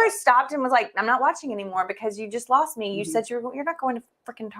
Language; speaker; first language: English; native; English